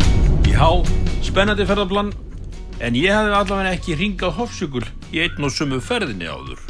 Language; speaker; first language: Icelandic; native; Icelandic